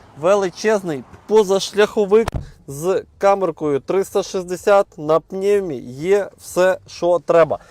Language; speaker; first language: Ukrainian; native; Ukrainian